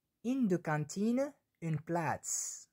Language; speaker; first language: Dutch; non-native, fluent; Arabic